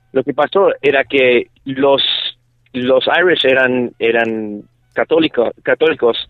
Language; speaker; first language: Spanish; early bilingual, other home language; English